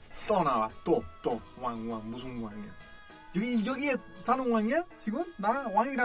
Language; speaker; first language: Korean; non-native, fluent; Spanish